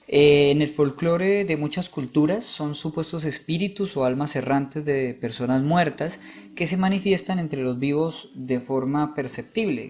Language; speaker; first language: Spanish; native; Spanish